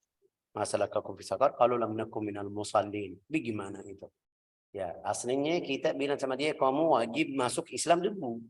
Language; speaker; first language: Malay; non-native, fluent; Arabic